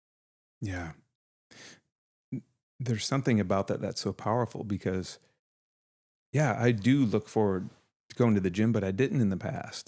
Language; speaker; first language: English; native; English